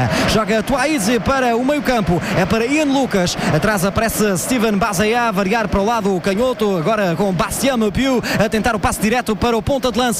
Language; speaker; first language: Portuguese; native; Portuguese